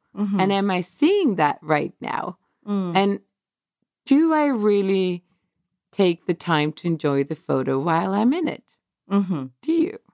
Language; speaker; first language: English; non-native, fluent; Swedish